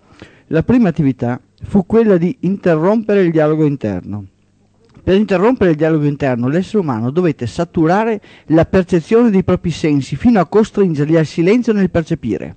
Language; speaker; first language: Italian; native; Italian